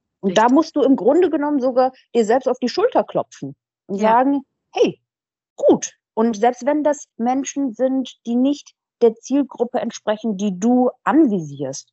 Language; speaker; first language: German; early bilingual, other home language; Persian